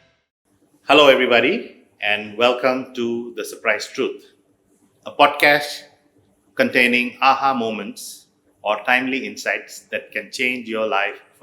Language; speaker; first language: English; non-native, fluent; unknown